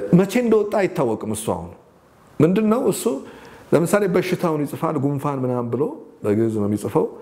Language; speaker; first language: Amharic; native; Amharic